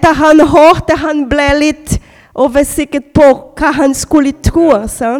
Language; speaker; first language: Norwegian; non-native, learner; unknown